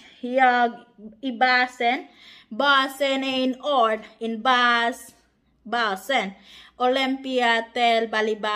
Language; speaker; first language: Swedish; non-native, learner; Filipino